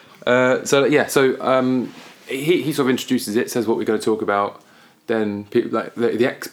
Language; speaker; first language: English; native; English